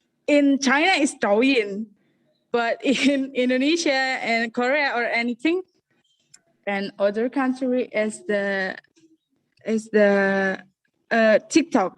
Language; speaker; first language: English; non-native, learner; Indonesian